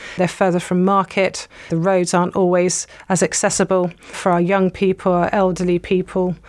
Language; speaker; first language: English; native; English